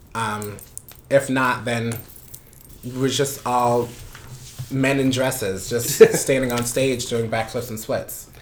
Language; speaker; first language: English; non-native, fluent; Spanish